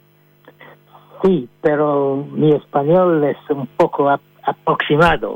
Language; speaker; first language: Spanish; non-native, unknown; French